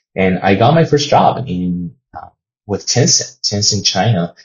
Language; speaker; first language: English; non-native, fluent; Chinese